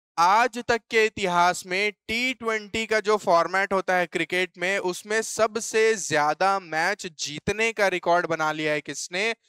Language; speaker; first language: Hindi; native; Hindi